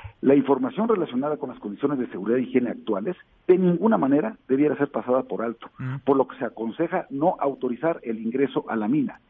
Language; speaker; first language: Spanish; native; Spanish